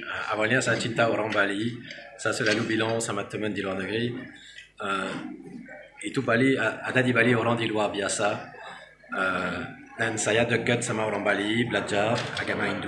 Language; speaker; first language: Indonesian; non-native, learner; French